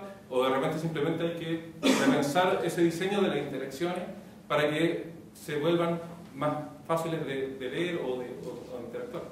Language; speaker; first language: Spanish; native; Spanish